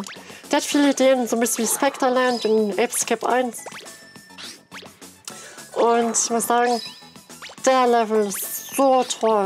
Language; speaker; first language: German; native; German